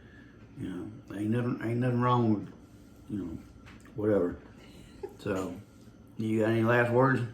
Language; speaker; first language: English; native; English